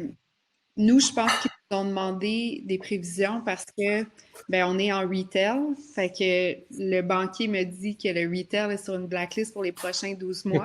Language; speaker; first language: French; native; French